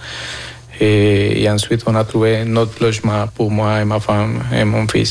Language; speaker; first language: French; non-native, fluent; Spanish